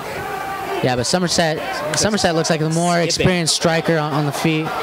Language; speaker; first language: English; native; English